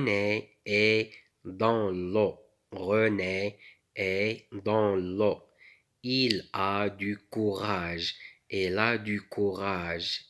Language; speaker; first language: French; non-native, local second language; Arabic